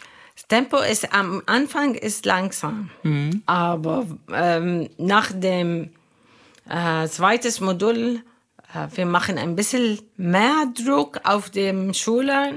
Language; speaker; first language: German; non-native, learner; Arabic